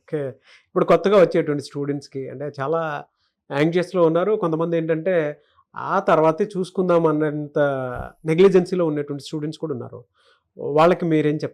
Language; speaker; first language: Telugu; native; Telugu